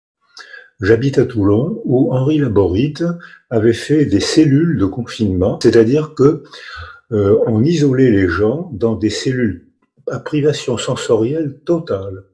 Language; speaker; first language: French; native; French